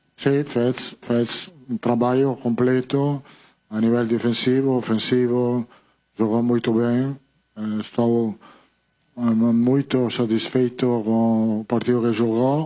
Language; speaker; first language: Portuguese; non-native, fluent; Italian